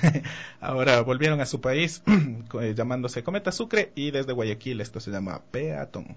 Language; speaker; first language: Spanish; native; Spanish